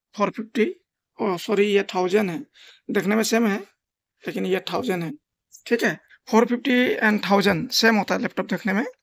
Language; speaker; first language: Hindi; non-native, local second language; Nepali